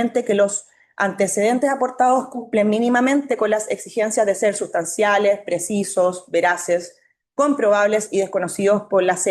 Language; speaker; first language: Spanish; native; Spanish